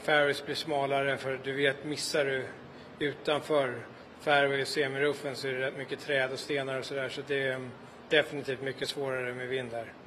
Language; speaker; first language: Swedish; native; Swedish